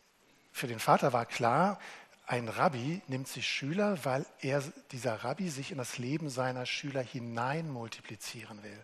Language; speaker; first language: German; native; German